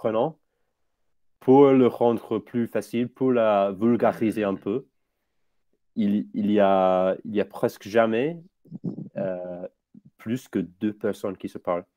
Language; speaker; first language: French; non-native, fluent; English